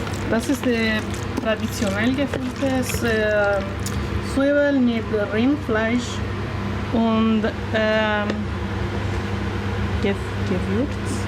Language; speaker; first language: German; non-native, learner; Spanish